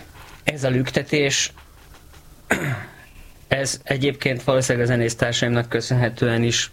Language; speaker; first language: Hungarian; native; Hungarian